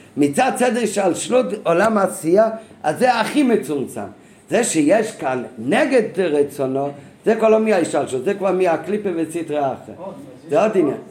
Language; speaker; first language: Hebrew; non-native, fluent; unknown